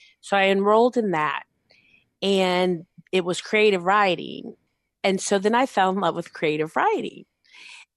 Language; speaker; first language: English; native; English